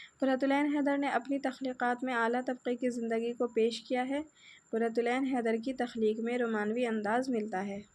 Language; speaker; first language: Urdu; native; Urdu